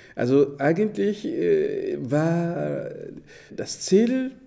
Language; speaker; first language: German; non-native, fluent; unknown